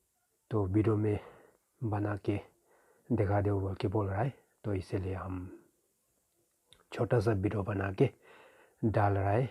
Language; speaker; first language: Hindi; non-native, fluent; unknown